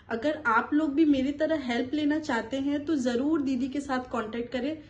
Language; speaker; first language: Hindi; non-native, local second language; Bangla